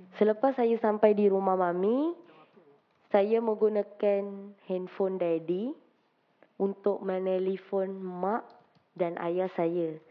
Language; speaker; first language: Malay; non-native, local second language; Tamil